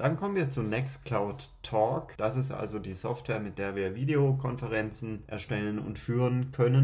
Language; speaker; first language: German; native; German